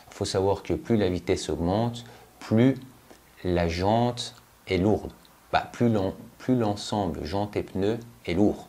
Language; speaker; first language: French; native; French